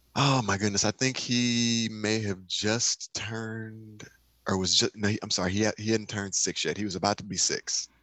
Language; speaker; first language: English; native; English